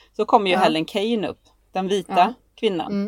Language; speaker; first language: Swedish; native; Swedish